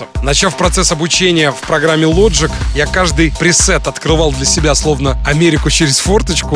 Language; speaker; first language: Russian; native; Russian